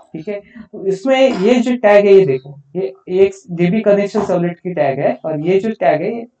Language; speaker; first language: Hindi; non-native, local second language; Marathi